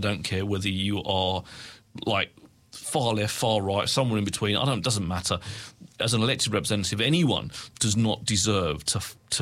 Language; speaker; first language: English; native; English